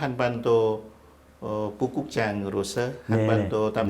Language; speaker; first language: Korean; non-native, fluent; Vietnamese